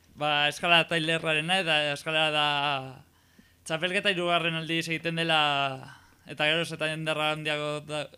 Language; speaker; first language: Basque; non-native, local second language; Spanish